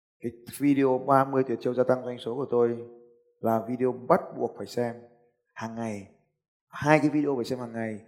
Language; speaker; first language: Vietnamese; native; Vietnamese